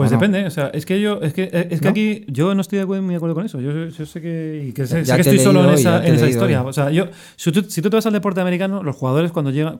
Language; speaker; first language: Spanish; native; Spanish